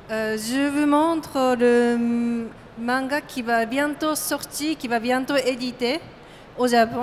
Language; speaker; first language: French; non-native, learner; Japanese